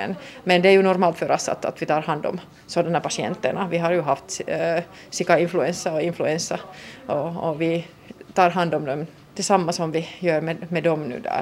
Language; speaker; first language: Swedish; non-native, local second language; Finnish